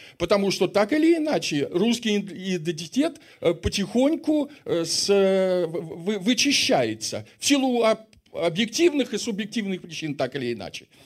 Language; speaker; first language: Russian; native; Russian